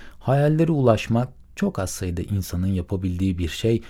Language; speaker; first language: Turkish; native; Turkish